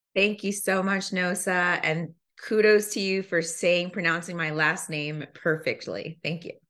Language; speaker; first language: English; early bilingual, other home language; Lingala